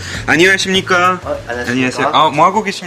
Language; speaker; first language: Korean; non-native, learner; French